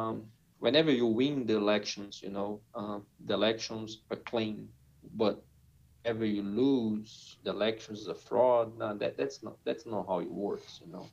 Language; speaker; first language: English; non-native, fluent; Portuguese